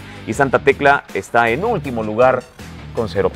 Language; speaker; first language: Spanish; native; Spanish